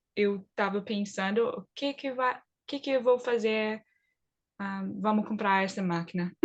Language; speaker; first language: Portuguese; early bilingual, other home language; English